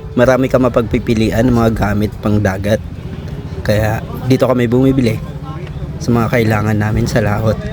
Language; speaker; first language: Filipino; native; Filipino